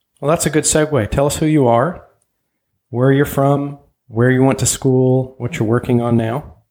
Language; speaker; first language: English; early bilingual, other home language; German